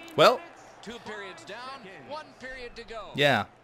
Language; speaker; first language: English; native; English